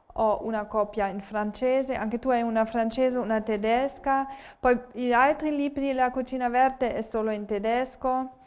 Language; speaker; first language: Italian; non-native, fluent; German